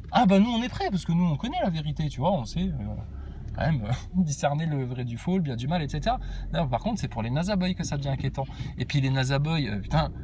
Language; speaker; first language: French; native; French